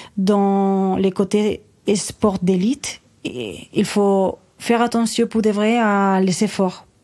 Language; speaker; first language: French; non-native, fluent; Spanish